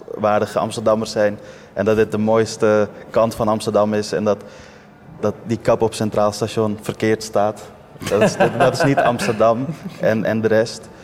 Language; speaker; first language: Dutch; early bilingual, other home language; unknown